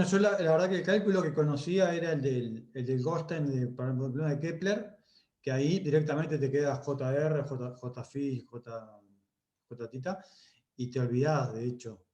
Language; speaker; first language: Spanish; native; Spanish